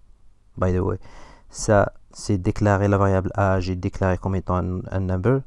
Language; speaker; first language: French; non-native, local second language; Arabic